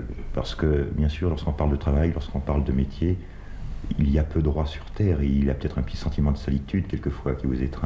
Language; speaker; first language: French; native; French